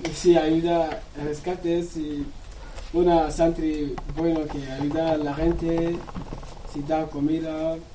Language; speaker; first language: Spanish; non-native, learner; Bambara